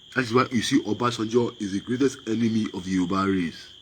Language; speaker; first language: English; non-native, local second language; Yoruba